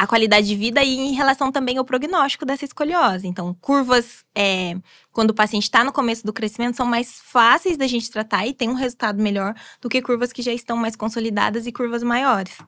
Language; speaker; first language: Portuguese; native; Portuguese